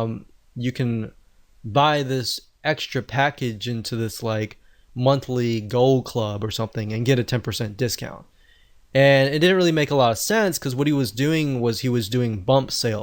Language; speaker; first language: English; native; English